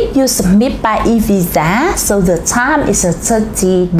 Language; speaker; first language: English; non-native, learner; Vietnamese